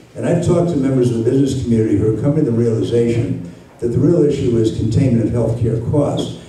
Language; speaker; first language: English; early bilingual, other home language; Spanish